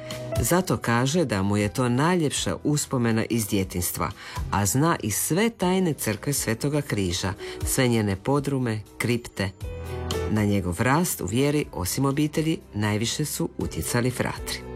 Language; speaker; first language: Serbian; native; Serbian